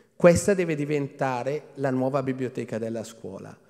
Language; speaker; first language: Italian; native; Italian